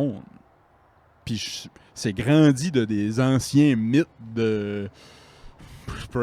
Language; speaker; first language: French; native; French